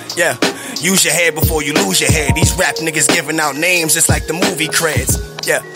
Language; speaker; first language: English; native; English